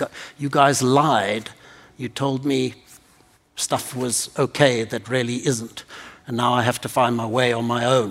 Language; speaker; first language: English; native; English